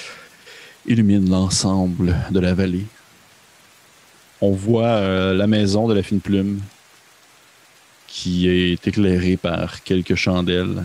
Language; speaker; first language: French; native; French